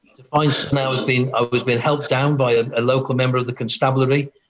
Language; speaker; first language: English; native; English